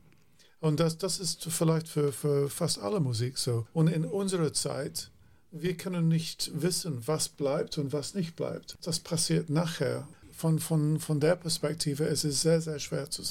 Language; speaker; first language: German; non-native, fluent; English